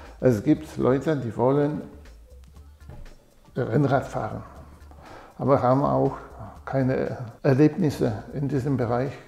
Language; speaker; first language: German; non-native, fluent; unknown